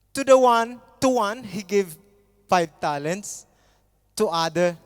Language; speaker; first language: English; non-native, local second language; Filipino